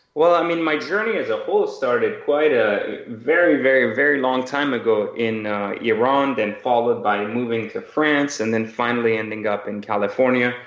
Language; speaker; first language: English; early bilingual, other home language; Persian